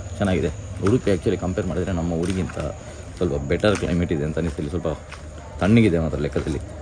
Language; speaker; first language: Kannada; native; Kannada